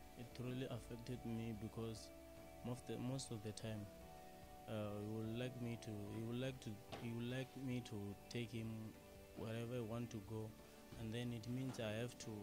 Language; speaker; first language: English; non-native, local second language; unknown